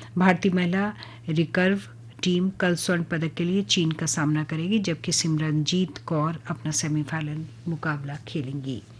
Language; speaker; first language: Hindi; native; Hindi